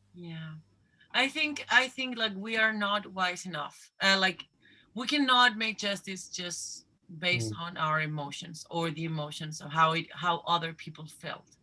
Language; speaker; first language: English; non-native, fluent; Spanish